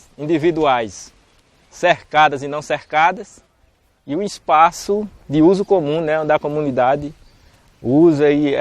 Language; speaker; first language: Portuguese; native; Portuguese